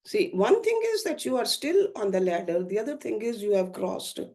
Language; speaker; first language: English; non-native, local second language; Hindi